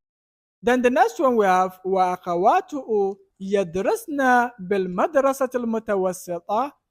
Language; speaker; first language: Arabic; non-native, fluent; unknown